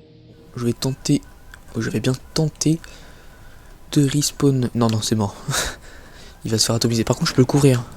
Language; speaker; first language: French; native; French